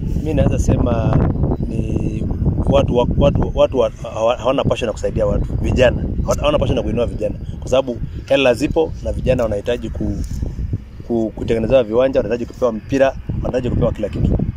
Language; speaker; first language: Swahili; non-native, local second language; Masai